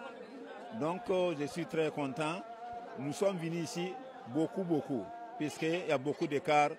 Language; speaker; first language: French; non-native, local second language; Mossi